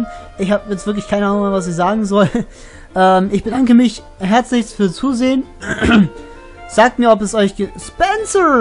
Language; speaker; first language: German; native; German